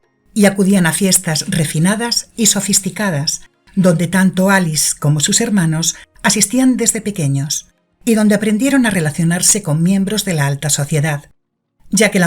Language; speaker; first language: Spanish; native; Spanish